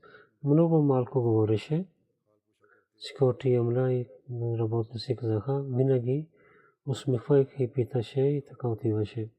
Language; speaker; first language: Bulgarian; non-native, learner; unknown